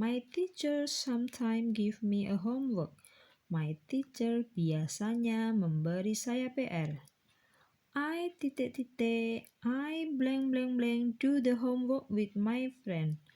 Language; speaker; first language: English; non-native, fluent; Indonesian